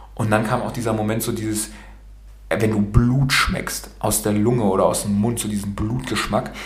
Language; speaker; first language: German; early bilingual, other home language; Romanian